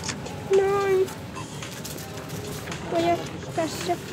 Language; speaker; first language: Finnish; early bilingual, heritage; Finnish